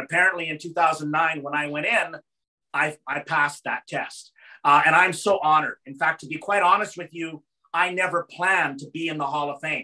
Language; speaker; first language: English; native; English